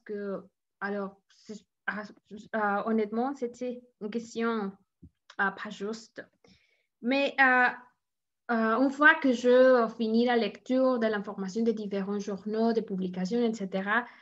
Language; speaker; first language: French; non-native, learner; Spanish